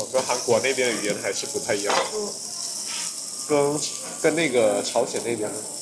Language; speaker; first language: Chinese; non-native, fluent; Indonesian